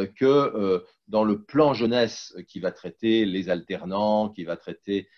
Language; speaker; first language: French; native; French